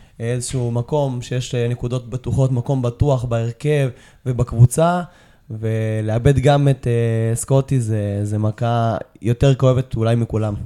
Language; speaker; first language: Hebrew; native; Hebrew